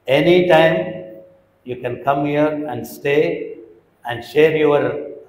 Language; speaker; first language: English; non-native, local second language; Telugu